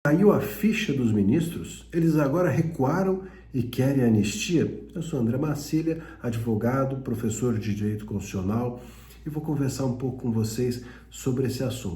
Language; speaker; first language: Portuguese; native; Portuguese